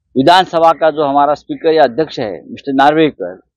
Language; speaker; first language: Hindi; non-native, local second language; Marathi